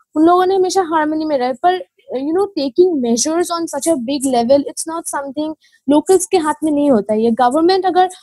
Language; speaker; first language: Hindi; non-native, local second language; Assamese